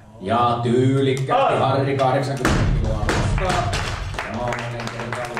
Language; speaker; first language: Finnish; native; Finnish